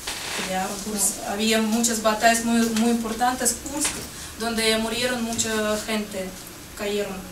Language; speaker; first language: Spanish; non-native, fluent; Russian